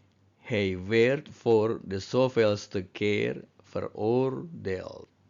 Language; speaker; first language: Dutch; non-native, fluent; Indonesian